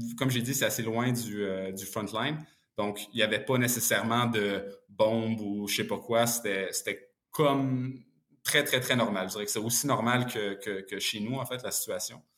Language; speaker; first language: French; early bilingual, other home language; Bosnian